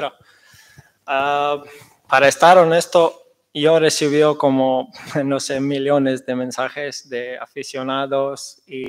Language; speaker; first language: Spanish; non-native, fluent; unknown